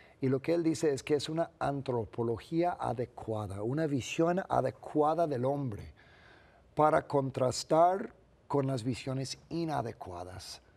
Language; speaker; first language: Spanish; non-native, fluent; English